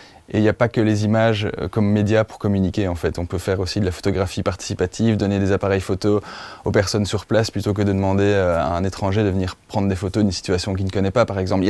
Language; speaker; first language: French; native; French